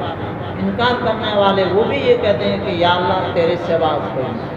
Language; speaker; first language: Urdu; native; Urdu